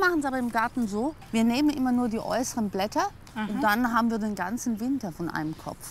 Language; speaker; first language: German; native; German